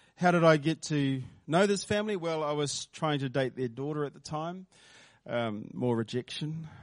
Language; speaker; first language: English; native; English